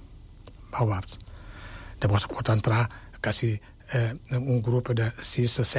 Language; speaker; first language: Catalan; non-native, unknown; Wolof